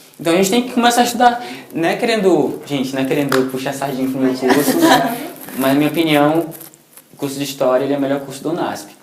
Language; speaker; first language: Portuguese; native; Portuguese